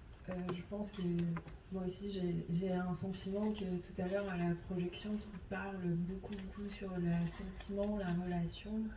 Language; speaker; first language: French; non-native, fluent; Chinese